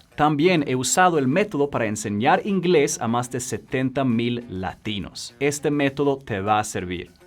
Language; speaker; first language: Spanish; non-native, fluent; English